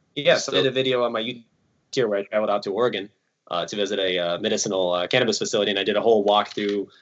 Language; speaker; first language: English; early bilingual, other home language; Ukrainian